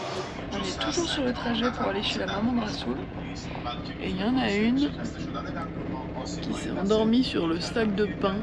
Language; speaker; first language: French; native; French